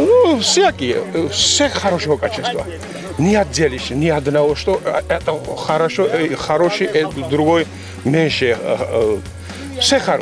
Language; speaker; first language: Russian; non-native, fluent; Georgian